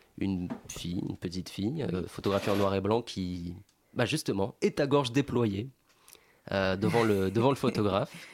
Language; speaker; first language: French; native; French